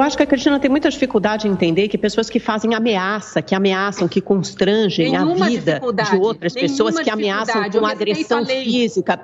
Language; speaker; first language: Portuguese; native; Portuguese